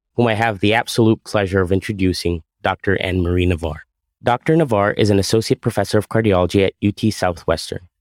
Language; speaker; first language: English; non-native, fluent; Arabic